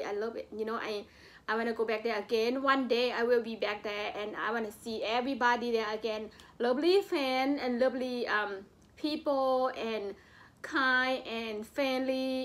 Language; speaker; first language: English; non-native, learner; Northeastern Thai